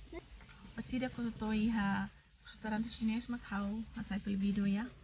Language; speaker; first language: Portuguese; non-native, learner; Tetum